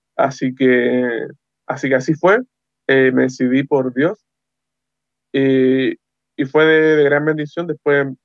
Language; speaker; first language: Spanish; native; Spanish